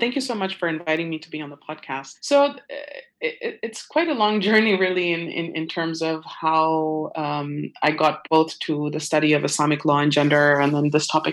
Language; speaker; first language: English; non-native, local second language; Urdu